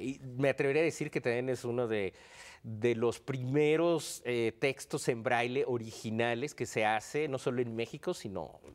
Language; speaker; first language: Spanish; native; Spanish